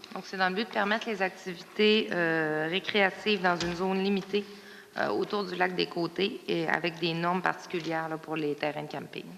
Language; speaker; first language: French; native; French